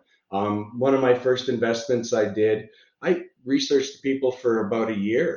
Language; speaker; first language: English; native; English